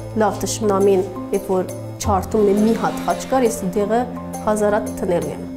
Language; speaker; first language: Armenian; early bilingual, heritage; Armenian